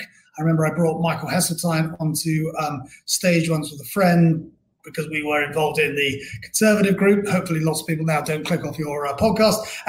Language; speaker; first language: English; native; English